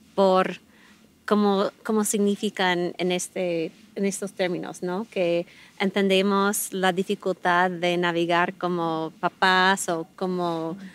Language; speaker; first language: Spanish; non-native, fluent; English